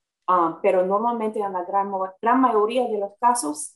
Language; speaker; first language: Spanish; non-native, fluent; English